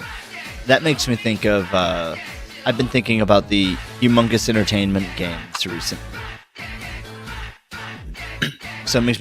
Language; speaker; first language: English; native; English